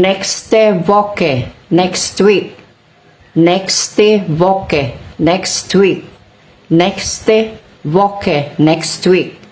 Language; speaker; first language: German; non-native, fluent; Cebuano